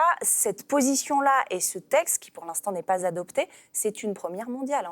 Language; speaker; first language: French; native; French